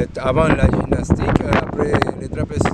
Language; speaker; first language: French; non-native, learner; Spanish